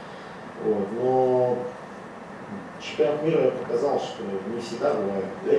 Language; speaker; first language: Russian; native; Russian